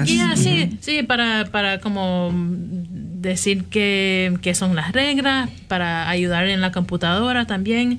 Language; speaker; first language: Spanish; early bilingual, heritage; Spanish